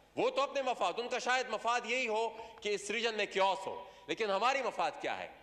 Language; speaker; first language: Urdu; non-native, local second language; Pashto